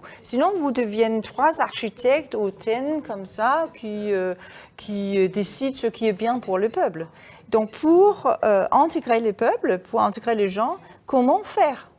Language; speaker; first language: French; non-native, fluent; Danish